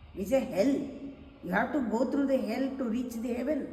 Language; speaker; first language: English; non-native, local second language; Kannada